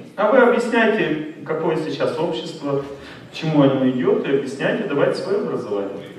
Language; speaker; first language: Russian; native; Russian